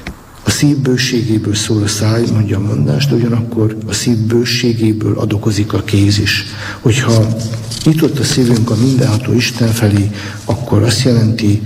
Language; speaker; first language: Hungarian; native; Hungarian